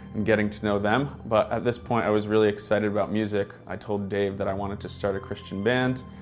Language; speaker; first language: English; native; English